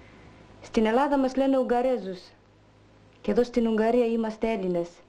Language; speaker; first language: Greek; early bilingual, heritage; Greek